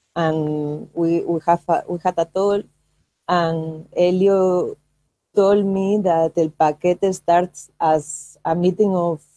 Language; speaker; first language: English; non-native, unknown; Catalan